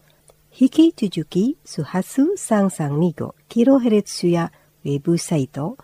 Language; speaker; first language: Japanese; non-native, fluent; Indonesian